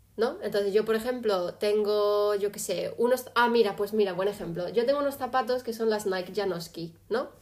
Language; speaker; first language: Spanish; early bilingual, other home language; English